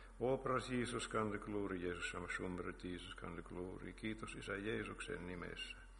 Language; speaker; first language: Finnish; native; Finnish